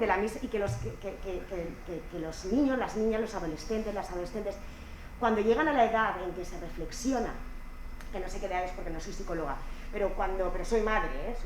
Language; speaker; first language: Spanish; native; Spanish